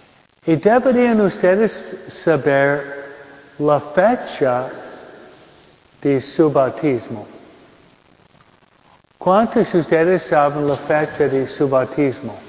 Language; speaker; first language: Spanish; non-native, fluent; English